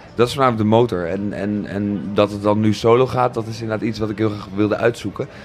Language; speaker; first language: Dutch; native; Dutch